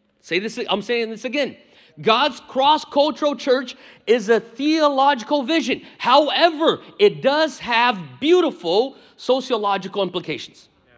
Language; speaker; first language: English; non-native, fluent; Portuguese